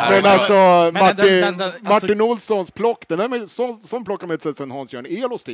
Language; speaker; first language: Swedish; native; Swedish